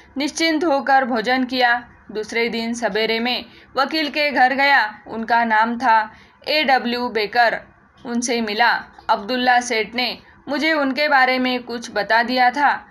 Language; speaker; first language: Hindi; non-native, local second language; Marathi